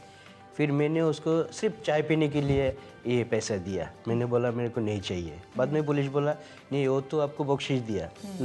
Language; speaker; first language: Hindi; non-native, learner; Bangla